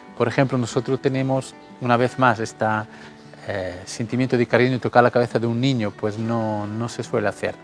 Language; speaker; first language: Spanish; non-native, fluent; Italian